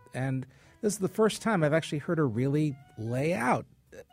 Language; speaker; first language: English; native; English